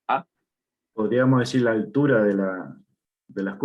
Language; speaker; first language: Spanish; native; Spanish